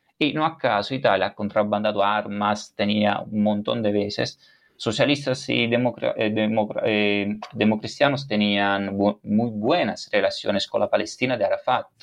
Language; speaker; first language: Spanish; non-native, fluent; Italian